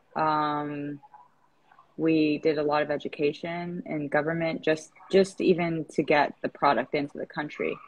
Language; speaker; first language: English; non-native, fluent; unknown